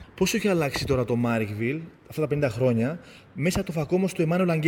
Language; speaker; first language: Greek; native; Greek